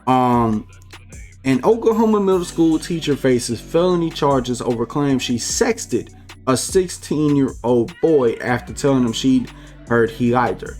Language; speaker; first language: English; native; English